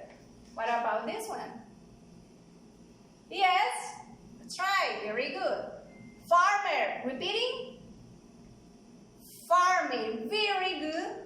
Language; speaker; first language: English; non-native, fluent; Spanish